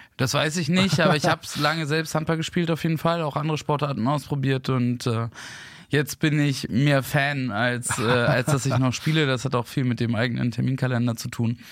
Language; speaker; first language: German; native; German